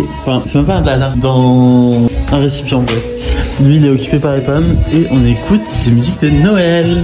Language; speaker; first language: French; native; French